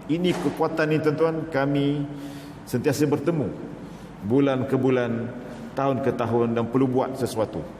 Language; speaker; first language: Malay; native; Malay